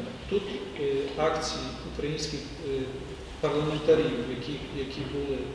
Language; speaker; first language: Ukrainian; native; Ukrainian